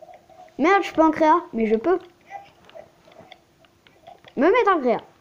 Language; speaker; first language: French; native; French